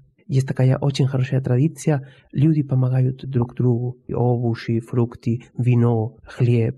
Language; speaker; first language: Russian; non-native, fluent; Spanish